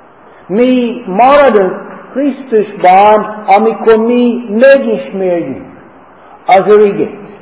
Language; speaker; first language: Hungarian; non-native, fluent; English